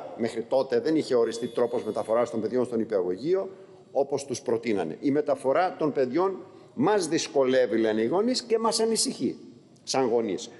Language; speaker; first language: Greek; native; Greek